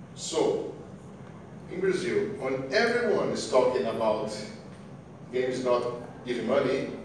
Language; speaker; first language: English; non-native, learner; Portuguese